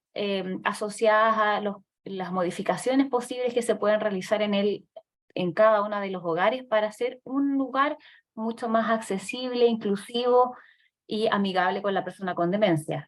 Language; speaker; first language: Spanish; native; Spanish